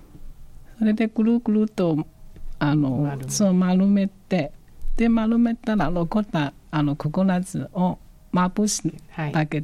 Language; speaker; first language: Japanese; non-native, fluent; Chinese